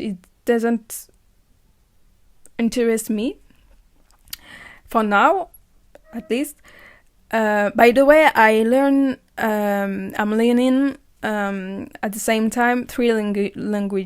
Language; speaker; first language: English; non-native, learner; French